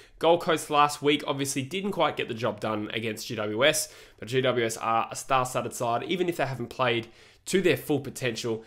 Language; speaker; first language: English; native; English